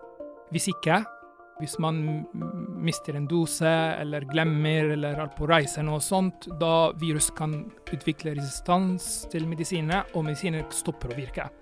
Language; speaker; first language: Norwegian; non-native, fluent; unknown